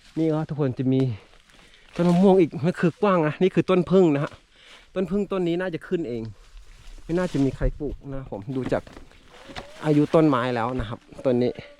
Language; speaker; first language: Thai; non-native, local second language; Karen languages